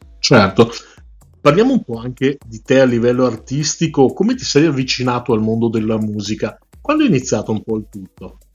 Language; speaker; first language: Italian; native; Italian